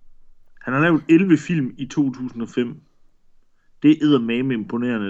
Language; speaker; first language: Danish; native; Danish